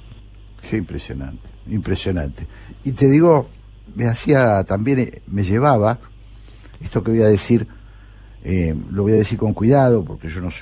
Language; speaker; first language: Spanish; native; Spanish